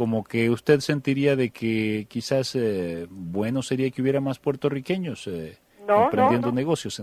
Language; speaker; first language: Spanish; native; Spanish